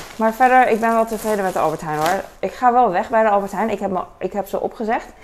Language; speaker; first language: Dutch; native; Dutch